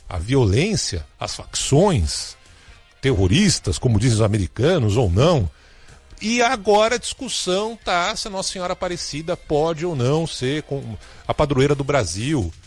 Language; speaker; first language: Portuguese; native; Portuguese